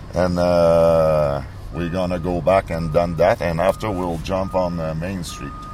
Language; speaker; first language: English; non-native, fluent; French